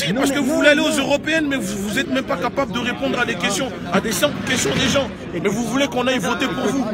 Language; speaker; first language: French; native; French